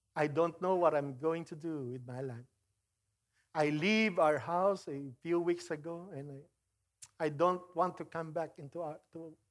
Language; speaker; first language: English; non-native, local second language; Filipino